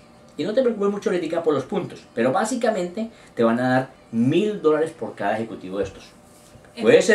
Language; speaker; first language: Spanish; native; Spanish